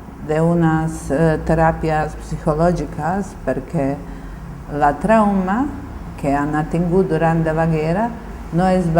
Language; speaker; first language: Catalan; non-native, fluent; Bosnian